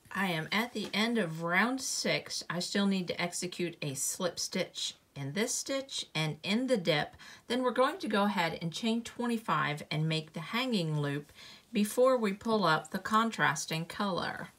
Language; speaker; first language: English; native; English